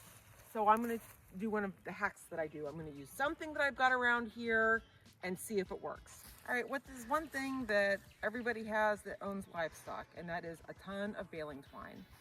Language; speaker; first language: English; native; English